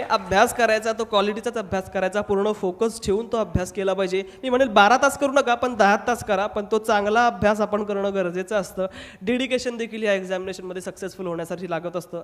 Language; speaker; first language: Marathi; non-native, local second language; Hindi